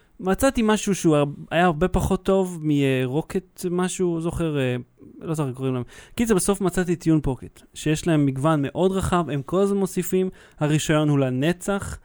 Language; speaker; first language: Hebrew; early bilingual, other home language; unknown